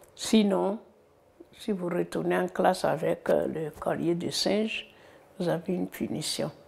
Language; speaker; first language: French; non-native, local second language; Fon